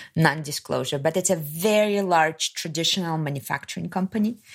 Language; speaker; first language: English; non-native, fluent; Kazakh